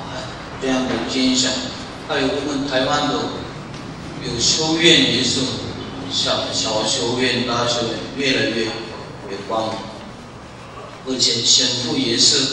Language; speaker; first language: Chinese; non-native, learner; Korean